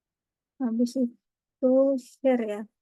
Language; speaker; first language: Indonesian; native; Indonesian